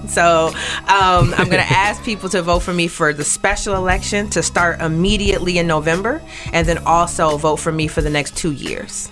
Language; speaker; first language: English; native; English